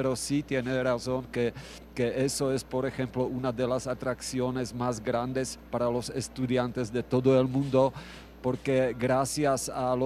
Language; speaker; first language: Spanish; non-native, fluent; Czech